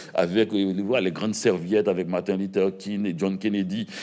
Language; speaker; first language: French; native; French